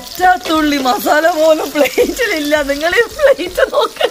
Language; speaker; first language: Malayalam; native; Malayalam